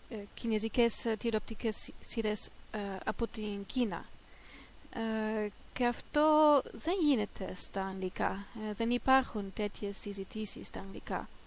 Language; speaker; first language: Greek; non-native, fluent; German